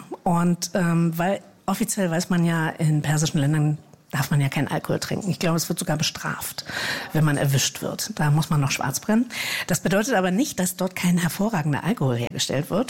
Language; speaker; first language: German; native; German